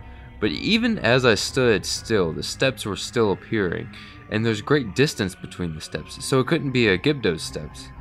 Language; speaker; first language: English; native; English